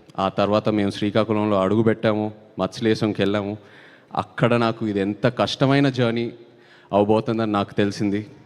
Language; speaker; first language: Telugu; native; Telugu